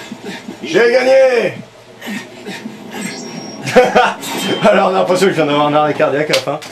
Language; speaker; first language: French; native; French